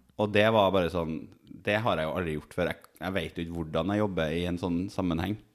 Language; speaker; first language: Norwegian; native; Norwegian